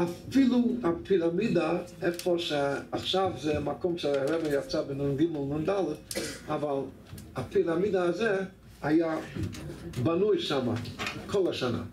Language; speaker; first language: Hebrew; non-native, fluent; English